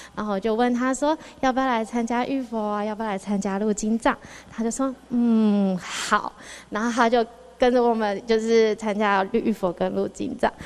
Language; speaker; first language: Chinese; native; Chinese